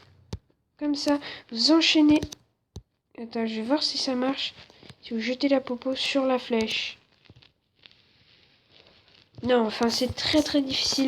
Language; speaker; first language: French; native; French